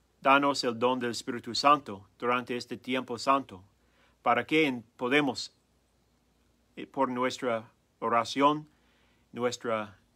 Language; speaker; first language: Spanish; non-native, fluent; English